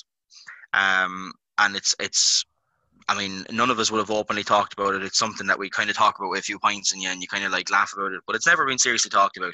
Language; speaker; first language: English; native; English